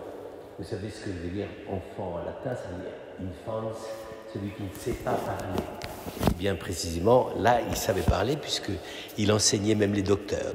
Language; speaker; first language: French; native; French